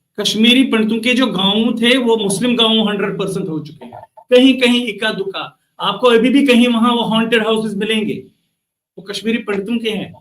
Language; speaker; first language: Hindi; non-native, local second language; Kashmiri